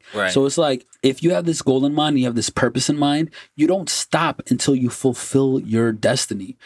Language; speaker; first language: English; non-native, fluent; Portuguese